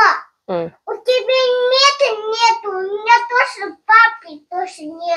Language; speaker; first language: Russian; early bilingual, heritage; Russian